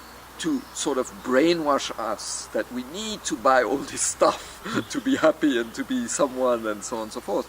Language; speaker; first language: English; non-native, fluent; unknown